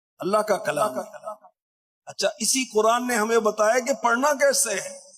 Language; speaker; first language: Urdu; non-native, local second language; Punjabi